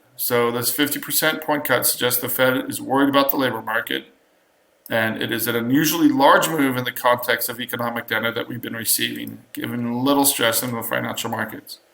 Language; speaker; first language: English; native; English